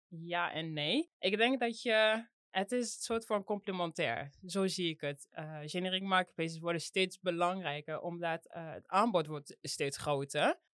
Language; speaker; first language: Dutch; non-native, fluent; French